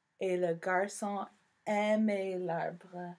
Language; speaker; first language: French; non-native, fluent; English